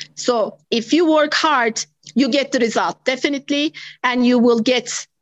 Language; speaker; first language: English; non-native, fluent; Turkish